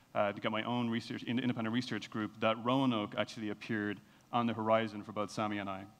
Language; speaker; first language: English; native; English